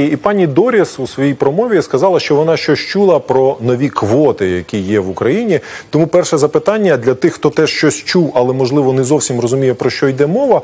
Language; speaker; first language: Ukrainian; native; Ukrainian